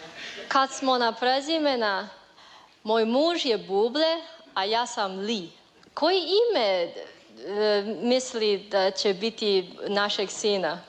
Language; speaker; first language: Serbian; non-native, learner; Chinese